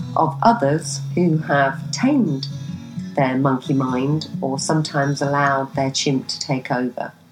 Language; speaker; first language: English; native; English